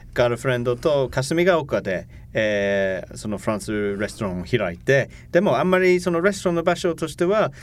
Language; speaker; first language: Japanese; non-native, fluent; English